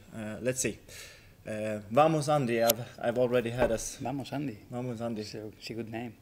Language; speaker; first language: English; non-native, fluent; Swedish